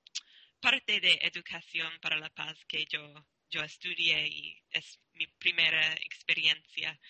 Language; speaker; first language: Spanish; non-native, learner; English